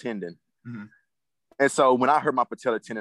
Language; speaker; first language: English; native; English